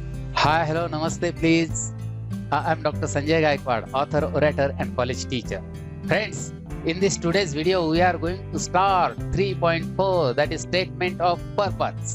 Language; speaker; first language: English; non-native, local second language; Marathi